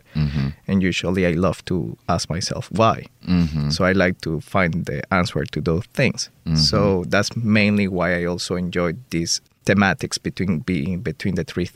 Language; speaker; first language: English; non-native, fluent; Spanish